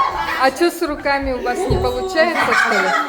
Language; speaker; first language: Russian; native; Russian